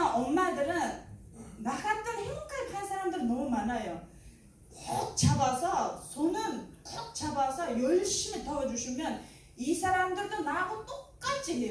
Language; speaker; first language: Korean; non-native, learner; Uzbek